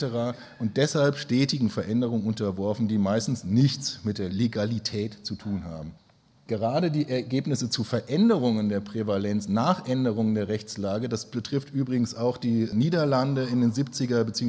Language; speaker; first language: German; native; German